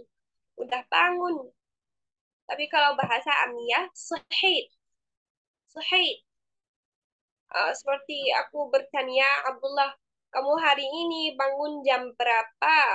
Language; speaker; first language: Indonesian; non-native, fluent; Arabic